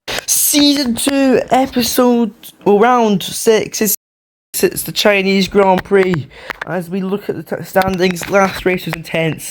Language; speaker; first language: English; native; English